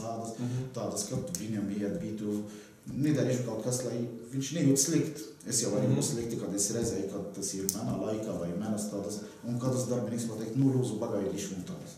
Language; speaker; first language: Latvian; non-native, learner; Arabic